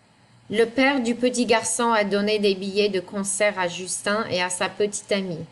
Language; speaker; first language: French; non-native, fluent; English